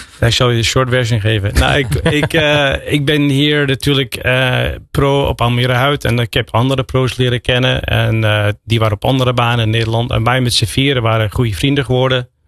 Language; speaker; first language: Dutch; non-native, fluent; English